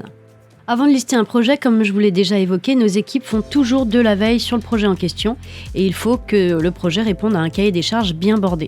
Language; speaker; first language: French; native; French